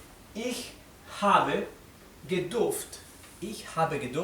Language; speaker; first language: German; non-native, fluent; Spanish